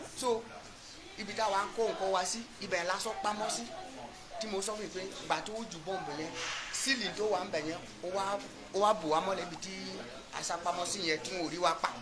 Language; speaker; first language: Yoruba; non-native, local second language; Igbo